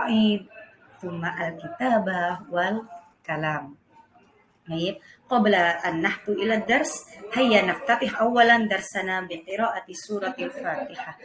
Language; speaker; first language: Arabic; non-native, fluent; Indonesian